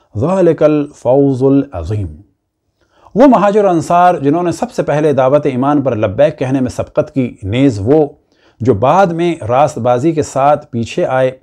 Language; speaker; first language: Urdu; native; Urdu